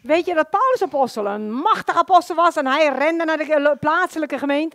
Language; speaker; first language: Dutch; native; Dutch